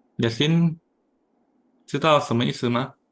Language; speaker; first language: Chinese; non-native, fluent; Indonesian